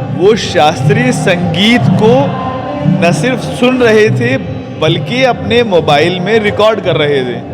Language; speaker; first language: Urdu; native; Urdu